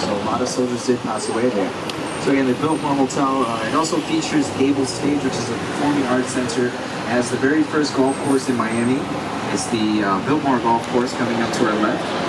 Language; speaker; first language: English; early bilingual, other home language; Spanish